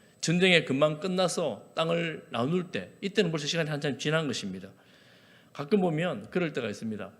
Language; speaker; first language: Korean; native; Korean